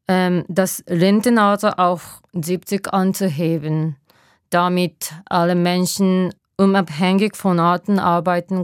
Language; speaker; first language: German; non-native, fluent; Japanese